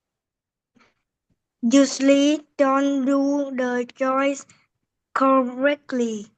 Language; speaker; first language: English; non-native, learner; Vietnamese